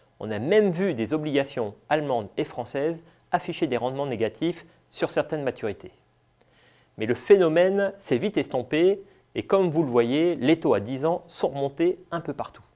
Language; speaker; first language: French; native; French